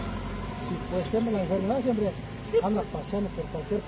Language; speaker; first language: Spanish; native; Spanish